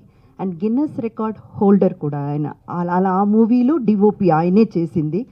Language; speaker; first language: Telugu; native; Telugu